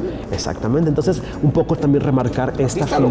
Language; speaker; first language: Spanish; native; Spanish